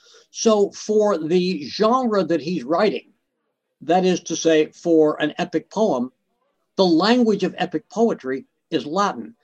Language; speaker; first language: English; native; English